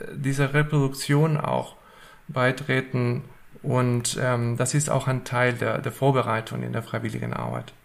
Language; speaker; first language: German; non-native, fluent; Spanish